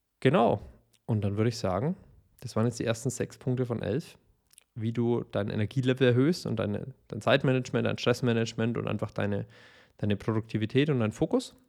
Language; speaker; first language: German; native; German